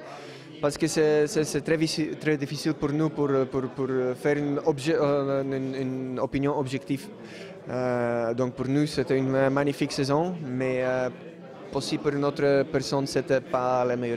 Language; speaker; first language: French; non-native, learner; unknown